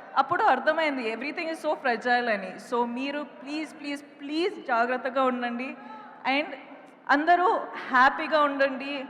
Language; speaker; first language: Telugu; non-native, local second language; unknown